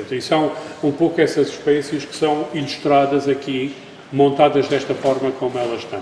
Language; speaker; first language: Portuguese; native; Portuguese